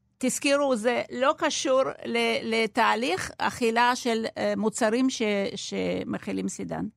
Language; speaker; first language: Hebrew; non-native, fluent; Russian